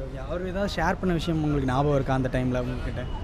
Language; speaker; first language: Tamil; native; Tamil